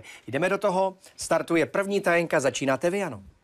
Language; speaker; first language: Czech; native; Czech